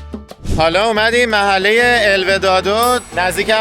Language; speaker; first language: Persian; native; Persian